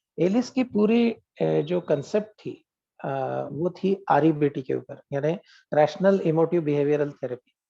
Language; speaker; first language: Hindi; non-native, local second language; Marathi